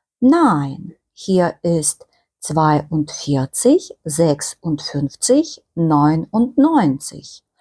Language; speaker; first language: German; non-native, fluent; Ukrainian